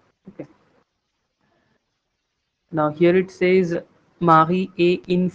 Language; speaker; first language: French; non-native, fluent; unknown